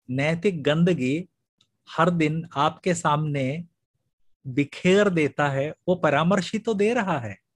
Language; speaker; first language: Hindi; non-native, local second language; Malayalam